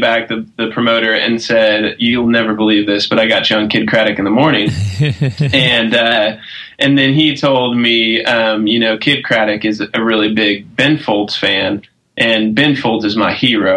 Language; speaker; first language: English; native; English